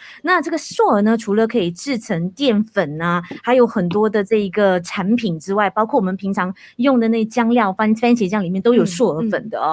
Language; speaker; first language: Chinese; native; Chinese